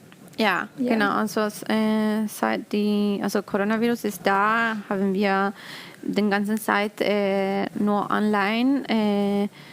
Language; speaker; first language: German; non-native, learner; Spanish